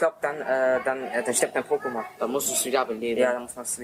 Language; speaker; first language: German; native; German